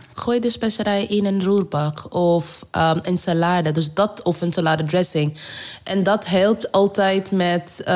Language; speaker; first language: Dutch; non-native, learner; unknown